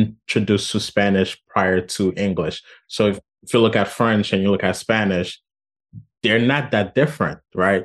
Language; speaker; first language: English; non-native, fluent; Haitian Creole